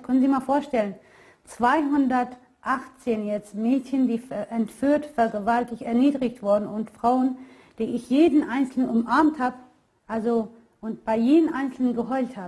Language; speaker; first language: German; non-native, fluent; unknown